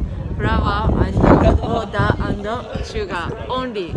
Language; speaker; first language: English; non-native, learner; Japanese